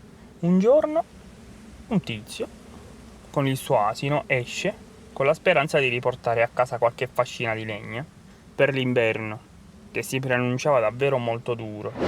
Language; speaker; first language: Italian; native; Italian